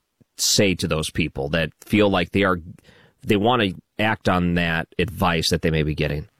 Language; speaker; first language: English; native; English